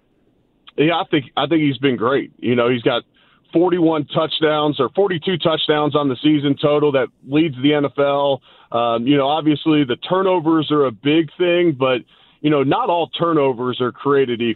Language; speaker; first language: English; native; English